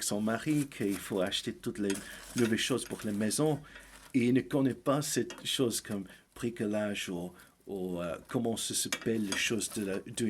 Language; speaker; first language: French; early bilingual, heritage; English